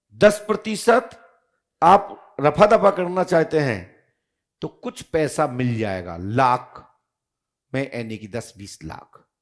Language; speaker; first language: Hindi; native; Hindi